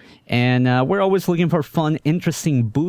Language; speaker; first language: English; native; English